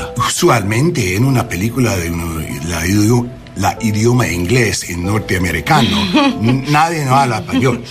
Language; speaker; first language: Spanish; non-native, learner; English